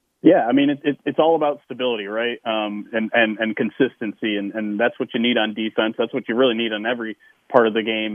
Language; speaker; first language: English; native; English